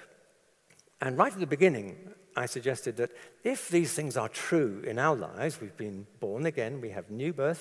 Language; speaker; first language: English; native; English